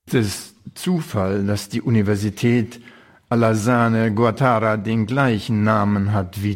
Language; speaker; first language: German; native; German